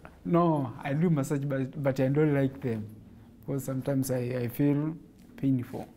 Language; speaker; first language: English; non-native, local second language; Kamba